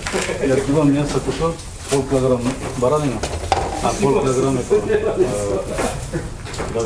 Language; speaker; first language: Russian; non-native, local second language; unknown